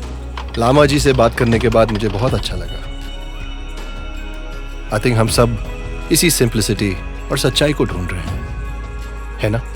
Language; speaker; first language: Hindi; native; Hindi